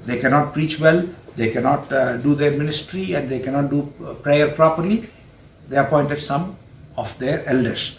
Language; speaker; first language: English; non-native, local second language; Tamil